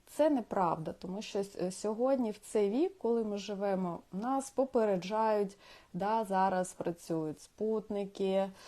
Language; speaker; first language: Ukrainian; non-native, local second language; Russian